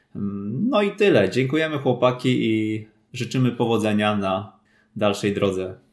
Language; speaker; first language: Polish; native; Polish